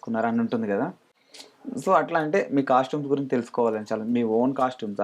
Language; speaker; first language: Telugu; native; Telugu